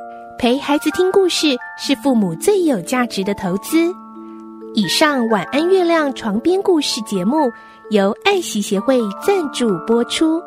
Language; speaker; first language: Chinese; native; Chinese